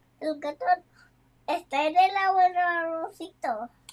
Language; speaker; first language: Spanish; early bilingual, heritage; Spanish